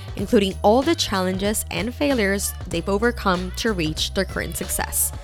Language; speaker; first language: English; non-native, local second language; Spanish